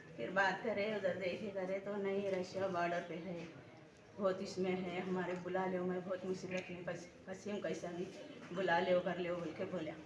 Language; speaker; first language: Hindi; native; Hindi